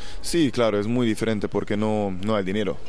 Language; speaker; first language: Spanish; non-native, fluent; Hungarian